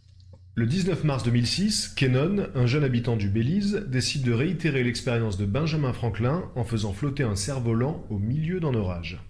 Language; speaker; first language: French; native; French